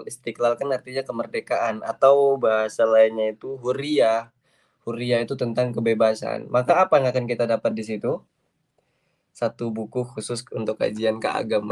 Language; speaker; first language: Indonesian; native; Indonesian